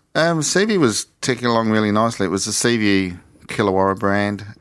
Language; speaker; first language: English; native; English